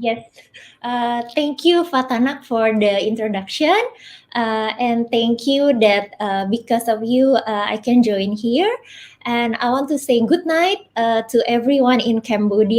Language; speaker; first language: English; non-native, fluent; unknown